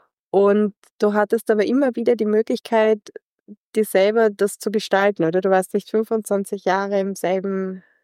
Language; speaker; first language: German; native; German